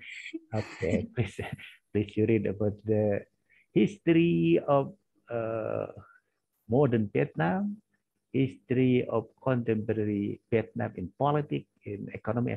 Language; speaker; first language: English; non-native, learner; Indonesian